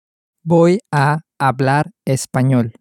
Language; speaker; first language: Spanish; non-native, learner; English